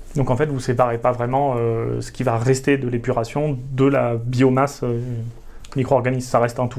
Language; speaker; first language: French; native; French